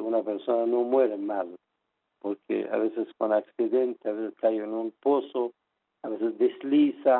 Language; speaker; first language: Spanish; non-native, fluent; Persian